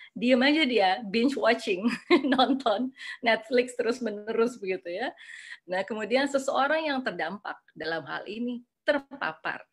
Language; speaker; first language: Indonesian; native; Indonesian